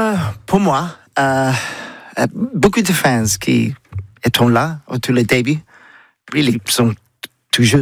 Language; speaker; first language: French; non-native, learner; English